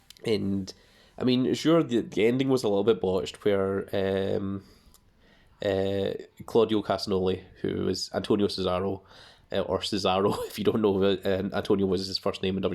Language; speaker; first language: English; native; English